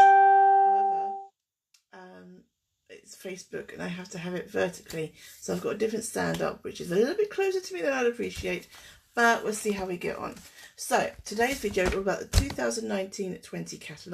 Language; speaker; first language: English; native; English